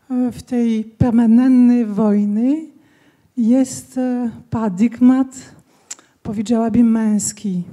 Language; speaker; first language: Polish; non-native, fluent; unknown